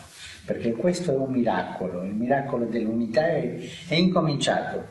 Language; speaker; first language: Italian; non-native, fluent; Spanish